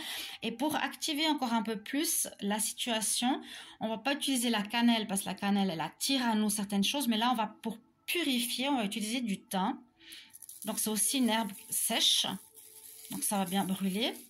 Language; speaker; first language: French; native; French